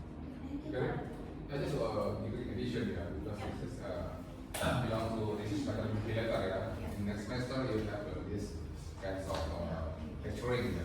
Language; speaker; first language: English; non-native, fluent; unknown